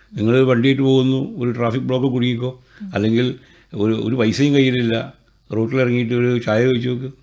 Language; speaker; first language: Malayalam; native; Malayalam